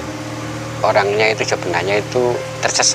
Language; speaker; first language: Indonesian; native; Indonesian